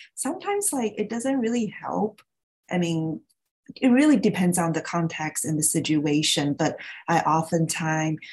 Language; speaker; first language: English; early bilingual, other home language; Thai